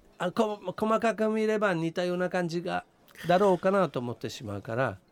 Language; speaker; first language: Japanese; non-native, fluent; Italian